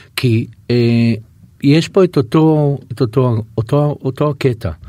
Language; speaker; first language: Hebrew; native; Hebrew